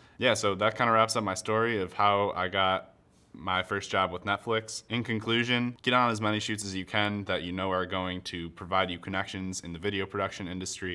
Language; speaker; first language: English; native; English